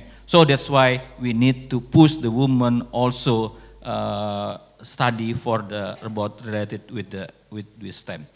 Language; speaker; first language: English; non-native, local second language; Indonesian